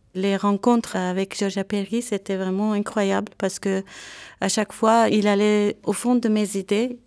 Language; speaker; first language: French; non-native, local second language; Armenian